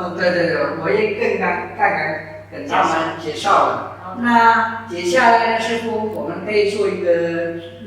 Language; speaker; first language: Chinese; non-native, fluent; Sinhala